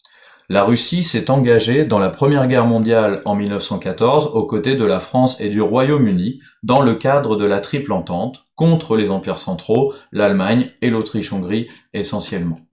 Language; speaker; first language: French; native; French